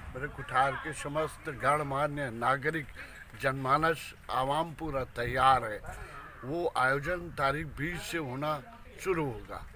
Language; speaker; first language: Hindi; native; Hindi